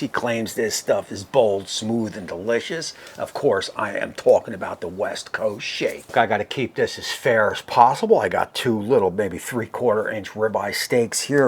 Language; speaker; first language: English; native; English